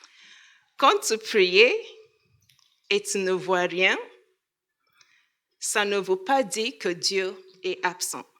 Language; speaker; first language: French; non-native, learner; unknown